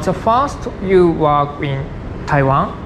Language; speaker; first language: English; non-native, learner; Japanese